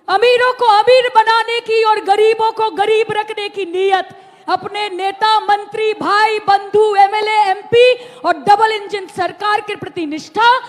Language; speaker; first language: Hindi; non-native, local second language; Bangla